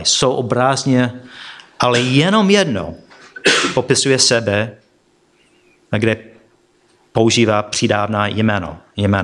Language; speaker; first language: Czech; non-native, fluent; English